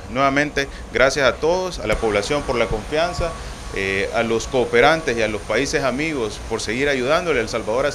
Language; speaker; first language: Spanish; native; Spanish